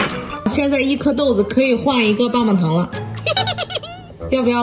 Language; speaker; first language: Chinese; native; Chinese